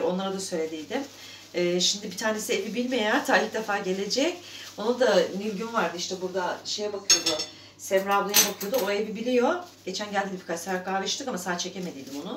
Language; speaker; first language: Turkish; native; Turkish